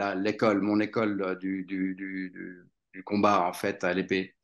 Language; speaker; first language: French; native; French